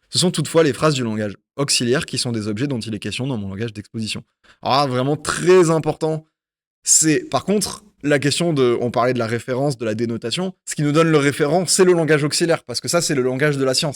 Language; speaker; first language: French; native; French